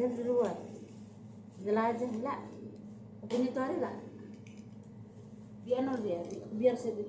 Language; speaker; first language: Indonesian; non-native, learner; Filipino